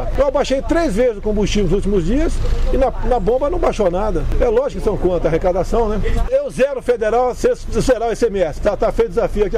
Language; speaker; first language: Portuguese; native; Portuguese